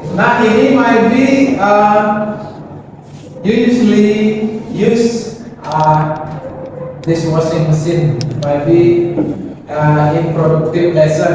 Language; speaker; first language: English; non-native, learner; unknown